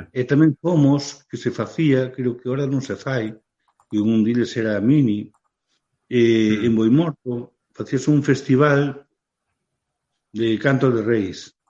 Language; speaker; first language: Galician; native; Galician